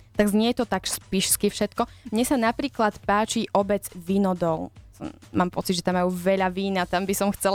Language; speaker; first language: Slovak; native; Slovak